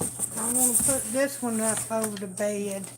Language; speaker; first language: English; native; English